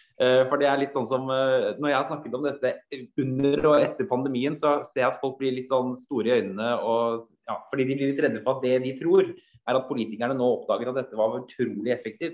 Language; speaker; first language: Norwegian; native; Norwegian